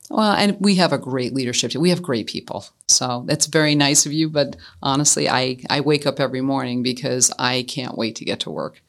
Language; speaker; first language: English; native; English